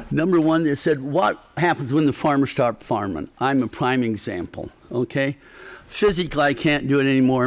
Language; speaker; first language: English; native; English